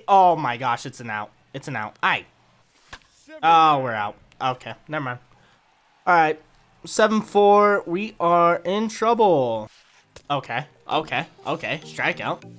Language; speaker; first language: English; native; English